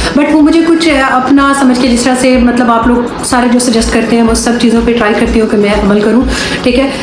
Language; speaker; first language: Urdu; native; Urdu